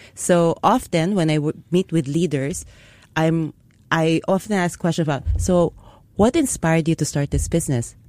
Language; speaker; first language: English; non-native, local second language; Filipino